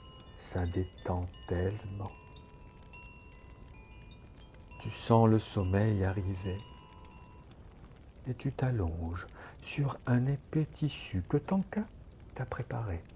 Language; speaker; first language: French; native; French